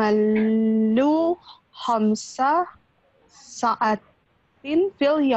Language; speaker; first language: Arabic; non-native, learner; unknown